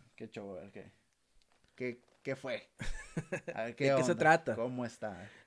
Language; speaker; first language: Spanish; native; Spanish